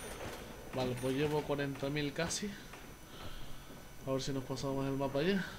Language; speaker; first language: Spanish; native; Spanish